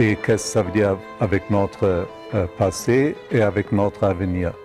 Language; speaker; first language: French; non-native, fluent; German